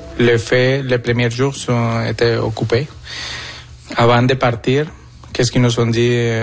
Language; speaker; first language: French; non-native, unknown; Spanish